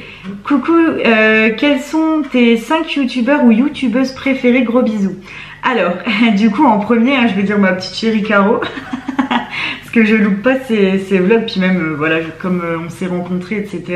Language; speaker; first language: French; native; French